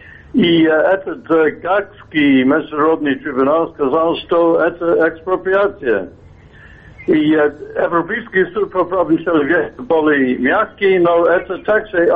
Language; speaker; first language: Russian; non-native, fluent; English